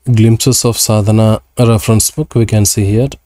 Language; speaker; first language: English; non-native, local second language; Kannada